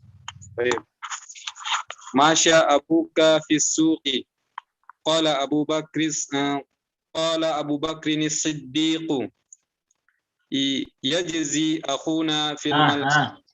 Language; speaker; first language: Arabic; non-native, learner; Indonesian